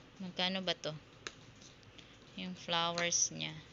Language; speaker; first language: Filipino; native; Filipino